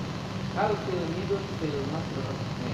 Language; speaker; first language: Arabic; non-native, learner; Indonesian